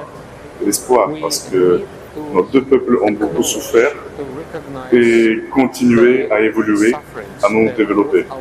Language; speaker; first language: French; non-native, fluent; Ukrainian